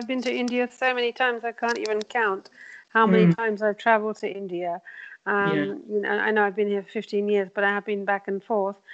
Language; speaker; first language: English; native; English